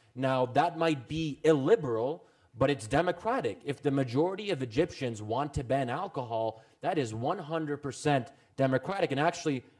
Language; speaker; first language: English; native; English